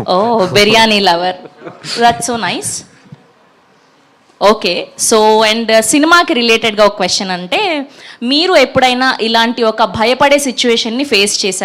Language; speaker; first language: Telugu; native; Telugu